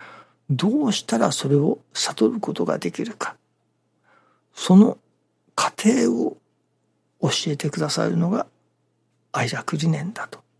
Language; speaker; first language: Japanese; native; Japanese